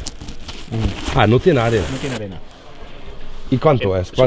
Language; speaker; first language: Spanish; non-native, learner; Hungarian